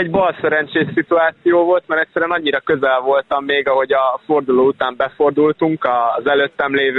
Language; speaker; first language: Hungarian; native; Hungarian